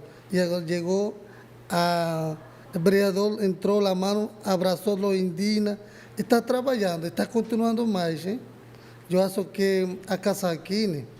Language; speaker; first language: Portuguese; non-native, learner; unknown